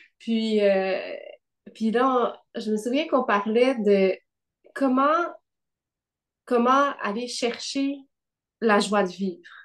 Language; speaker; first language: French; native; French